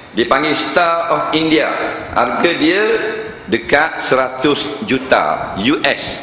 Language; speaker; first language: Malay; native; Malay